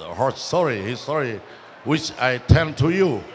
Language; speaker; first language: English; non-native, learner; Vietnamese